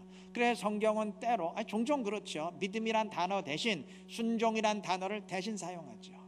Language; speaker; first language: Korean; native; Korean